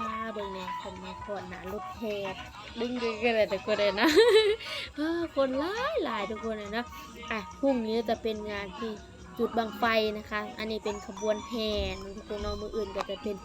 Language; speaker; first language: Thai; non-native, local second language; Lao